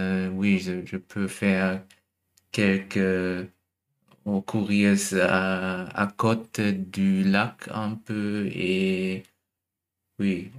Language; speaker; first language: French; non-native, learner; German